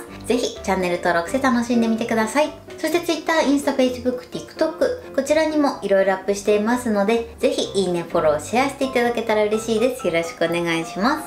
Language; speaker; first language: Japanese; native; Japanese